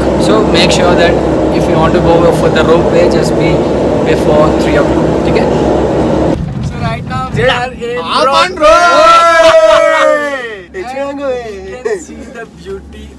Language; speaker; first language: English; non-native, local second language; Telugu